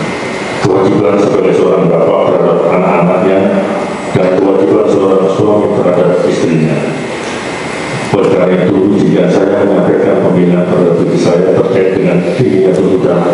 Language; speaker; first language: Indonesian; non-native, local second language; Javanese